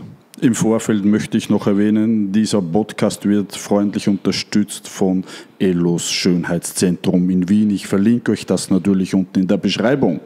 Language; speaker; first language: German; native; German